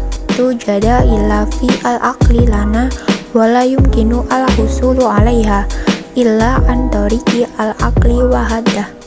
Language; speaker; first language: Arabic; non-native, learner; Indonesian